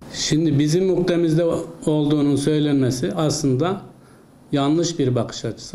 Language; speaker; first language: Turkish; native; Turkish